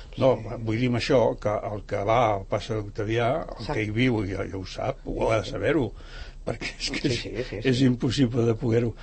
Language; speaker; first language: Catalan; native; Catalan